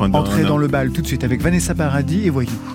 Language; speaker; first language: French; native; French